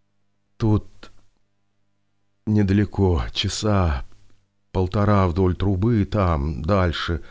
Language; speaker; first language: Russian; native; Russian